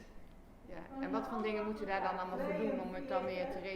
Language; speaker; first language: Dutch; native; Dutch